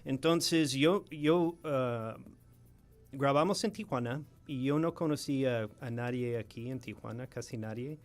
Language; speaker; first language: Spanish; non-native, fluent; English